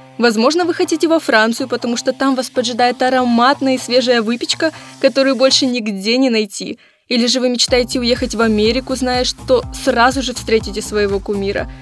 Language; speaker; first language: Russian; native; Russian